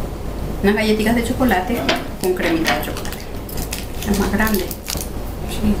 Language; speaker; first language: Spanish; native; Spanish